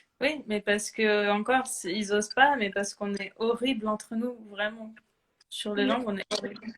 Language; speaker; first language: French; native; French